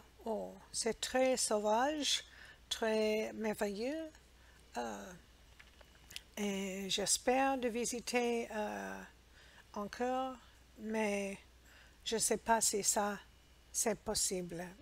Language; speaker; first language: French; non-native, learner; English